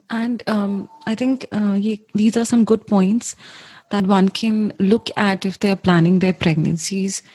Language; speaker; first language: English; non-native, local second language; Hindi